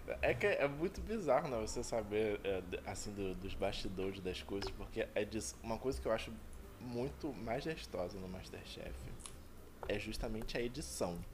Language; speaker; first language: Portuguese; native; Portuguese